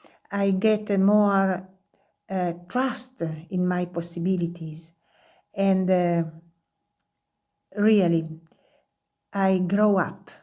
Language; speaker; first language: English; non-native, learner; Italian